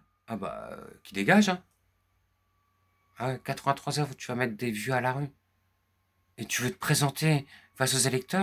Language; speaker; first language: French; native; French